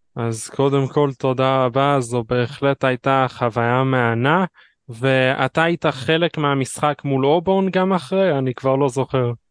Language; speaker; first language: Hebrew; native; Hebrew